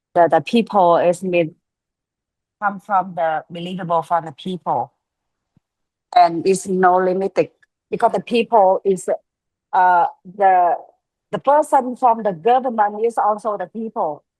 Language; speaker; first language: English; non-native, learner; Vietnamese